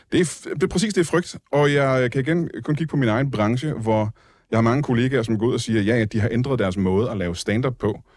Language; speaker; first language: Danish; native; Danish